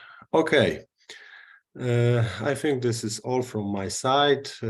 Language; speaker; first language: English; non-native, fluent; Polish